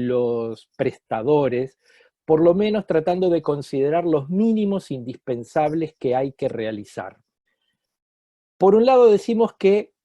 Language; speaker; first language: Spanish; native; Spanish